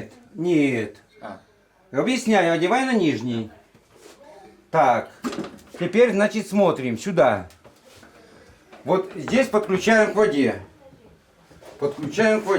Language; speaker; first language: Russian; native; Russian